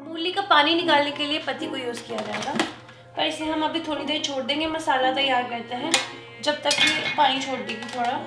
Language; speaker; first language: Hindi; native; Hindi